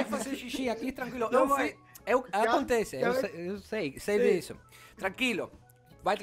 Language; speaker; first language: Portuguese; non-native, learner; Spanish